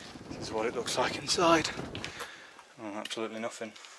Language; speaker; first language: English; native; English